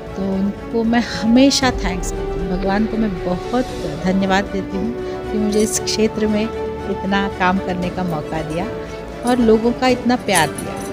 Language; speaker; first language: Hindi; non-native, local second language; Marathi